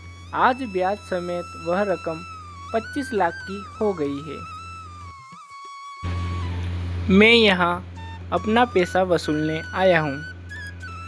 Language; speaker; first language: Hindi; native; Hindi